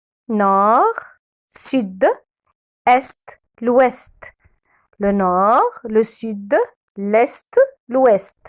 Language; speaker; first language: French; non-native, fluent; Arabic